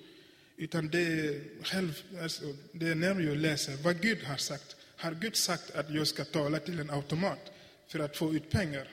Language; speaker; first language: Swedish; non-native, fluent; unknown